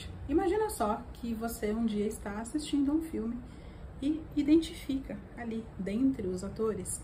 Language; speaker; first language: Portuguese; native; Portuguese